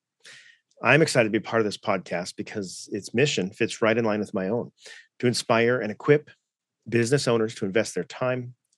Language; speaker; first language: English; native; English